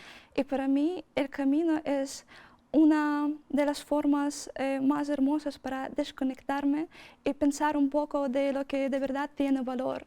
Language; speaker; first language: Spanish; non-native, fluent; Russian